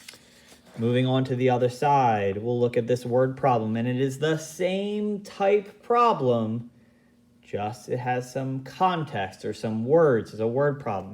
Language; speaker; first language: English; native; English